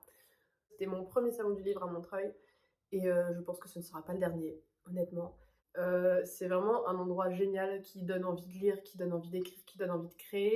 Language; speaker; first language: French; native; French